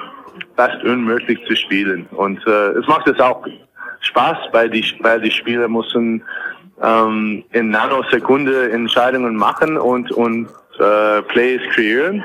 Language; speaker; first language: German; non-native, fluent; English